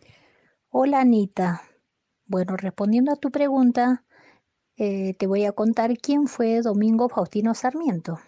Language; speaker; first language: Spanish; native; Spanish